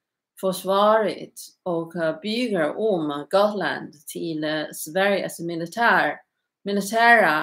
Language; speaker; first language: Swedish; non-native, learner; Chinese